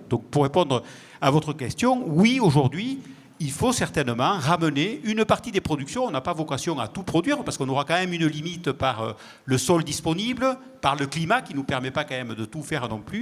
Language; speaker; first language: French; native; French